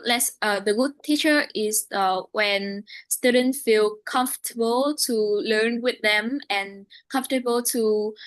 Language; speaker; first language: English; non-native, learner; Vietnamese